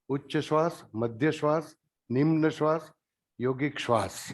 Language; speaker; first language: Hindi; non-native, local second language; Gujarati